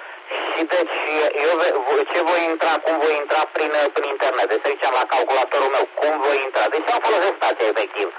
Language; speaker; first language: Romanian; native; Romanian